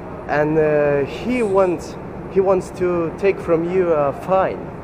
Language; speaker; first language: English; non-native, learner; Russian